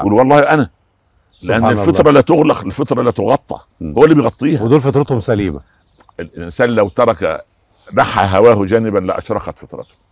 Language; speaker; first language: Arabic; native; Arabic